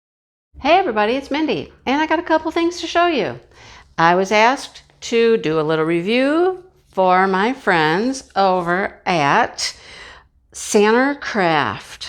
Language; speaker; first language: English; native; English